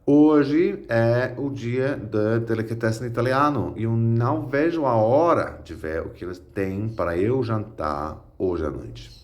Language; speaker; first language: Portuguese; non-native, fluent; English